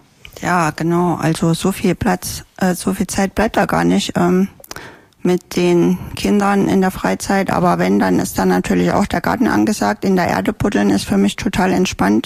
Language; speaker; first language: German; native; German